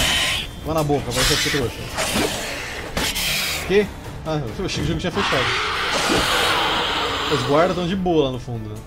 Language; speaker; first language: Portuguese; native; Portuguese